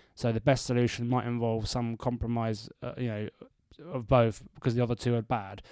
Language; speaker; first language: English; native; English